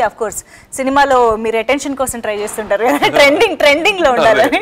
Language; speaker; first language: Telugu; native; Telugu